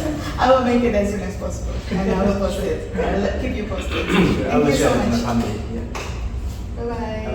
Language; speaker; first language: English; non-native, fluent; Indonesian